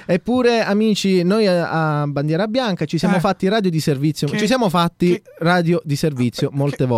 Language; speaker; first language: Italian; native; Italian